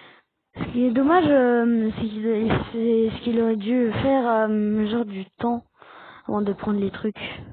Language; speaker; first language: French; native; French